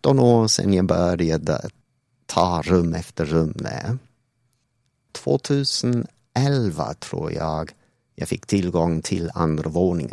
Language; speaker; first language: Swedish; non-native, fluent; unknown